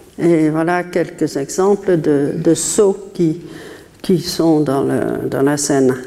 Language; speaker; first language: French; non-native, fluent; Dutch